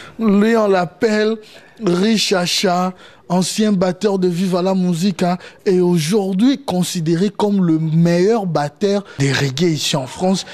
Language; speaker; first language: French; non-native, local second language; Lingala